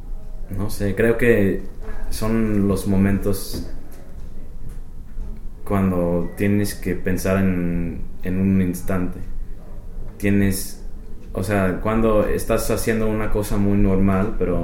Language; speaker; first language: Spanish; non-native, fluent; English